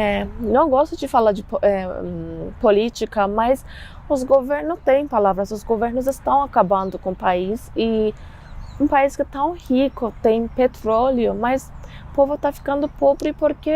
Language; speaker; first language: Portuguese; non-native, fluent; Persian